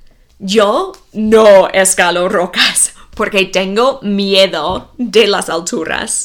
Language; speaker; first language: Spanish; non-native, fluent; English